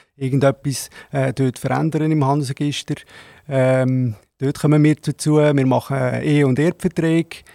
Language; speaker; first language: German; native; German